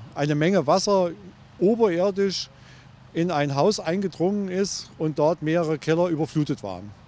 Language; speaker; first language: German; native; German